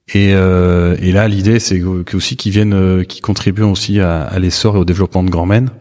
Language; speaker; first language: French; native; French